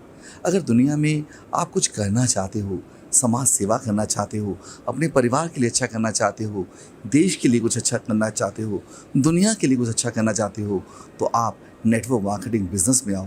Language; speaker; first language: Hindi; native; Hindi